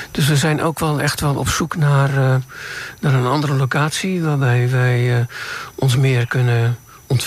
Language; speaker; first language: Dutch; native; Dutch